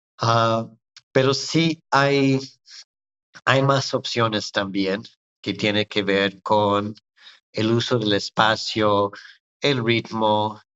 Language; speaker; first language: Spanish; non-native, fluent; English